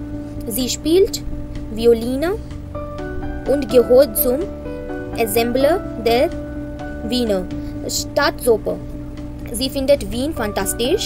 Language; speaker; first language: German; non-native, fluent; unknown